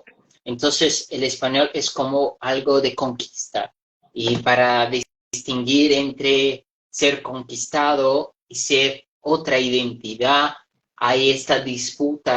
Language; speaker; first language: Spanish; non-native, fluent; Portuguese